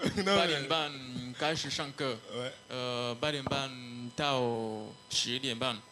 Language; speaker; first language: Chinese; non-native, learner; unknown